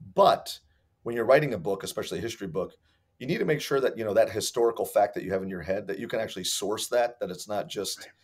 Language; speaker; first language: English; native; English